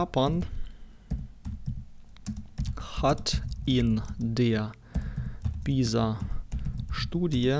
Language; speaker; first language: German; non-native, fluent; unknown